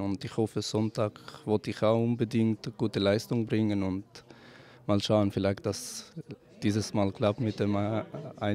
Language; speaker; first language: German; non-native, fluent; Albanian